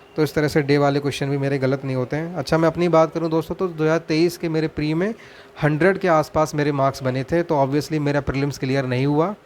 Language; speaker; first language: Hindi; native; Hindi